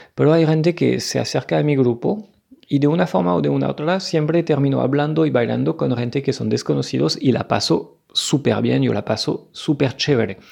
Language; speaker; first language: Spanish; non-native, fluent; French